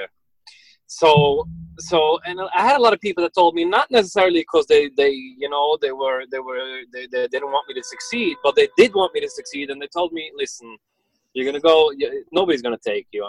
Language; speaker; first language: English; early bilingual, other home language; Yiddish